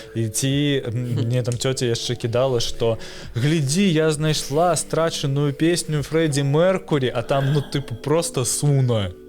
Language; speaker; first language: Belarusian; non-native, local second language; Russian